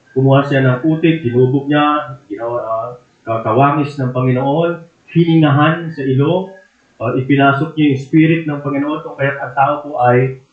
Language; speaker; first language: Filipino; native; Filipino